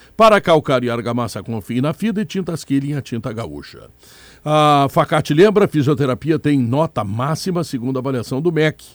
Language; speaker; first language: Portuguese; native; Portuguese